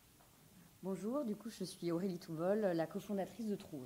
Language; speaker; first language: French; native; French